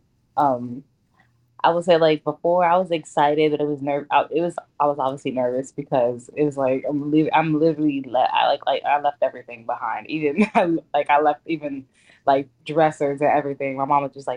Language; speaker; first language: English; native; English